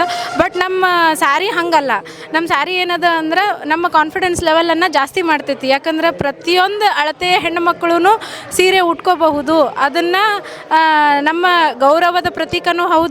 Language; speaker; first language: Kannada; native; Kannada